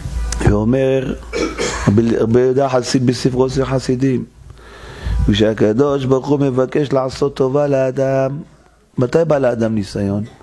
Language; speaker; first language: Hebrew; native; Hebrew